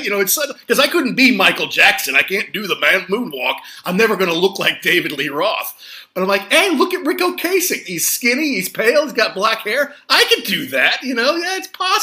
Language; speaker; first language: English; native; English